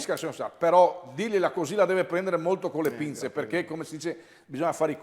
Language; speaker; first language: Italian; native; Italian